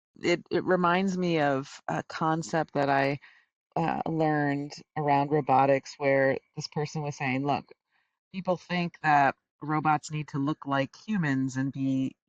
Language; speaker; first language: English; native; English